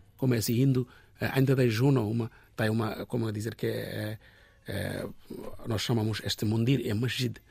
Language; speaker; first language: Portuguese; non-native, learner; Bangla